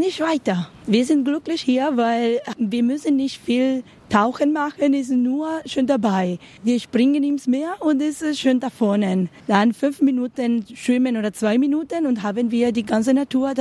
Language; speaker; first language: German; non-native, learner; Spanish